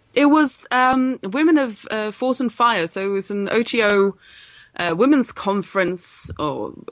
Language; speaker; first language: English; non-native, fluent; Swedish